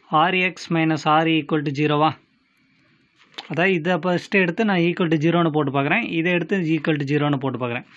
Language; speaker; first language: Tamil; native; Tamil